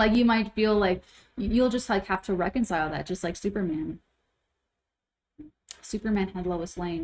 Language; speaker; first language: English; native; English